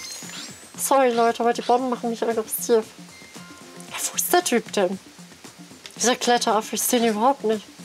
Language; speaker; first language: German; native; German